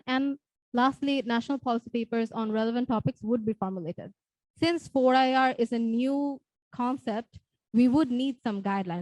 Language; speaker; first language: English; non-native, local second language; Bangla